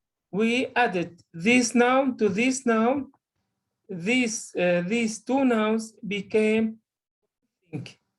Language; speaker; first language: English; non-native, learner; Arabic